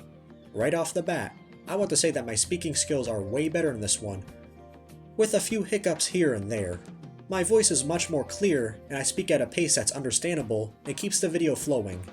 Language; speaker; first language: English; native; English